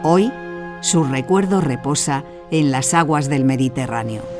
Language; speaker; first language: Spanish; native; Spanish